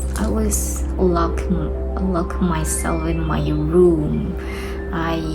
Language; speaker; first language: English; non-native, learner; Indonesian